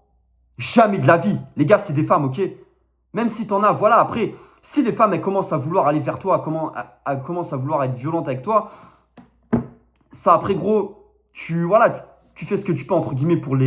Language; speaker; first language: French; native; French